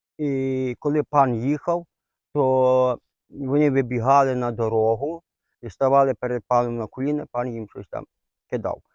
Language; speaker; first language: Ukrainian; native; Ukrainian